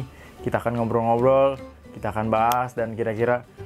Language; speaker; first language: Indonesian; native; Indonesian